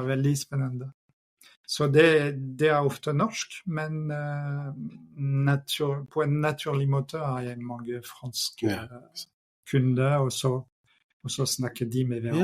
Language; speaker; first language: Norwegian; non-native, fluent; French